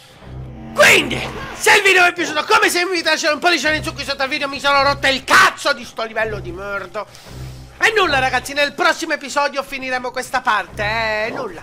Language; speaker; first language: Italian; native; Italian